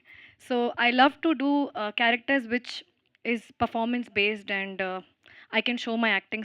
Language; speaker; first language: Telugu; non-native, fluent; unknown